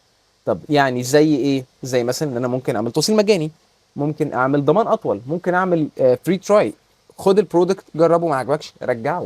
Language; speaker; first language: Arabic; native; Arabic